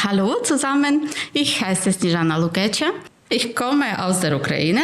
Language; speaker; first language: German; non-native, fluent; Ukrainian